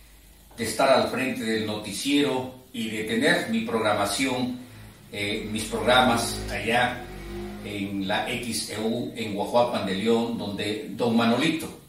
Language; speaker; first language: Spanish; native; Spanish